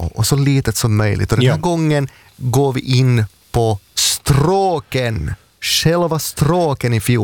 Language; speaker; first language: Swedish; native; Swedish